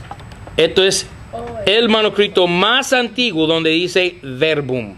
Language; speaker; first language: Spanish; non-native, fluent; English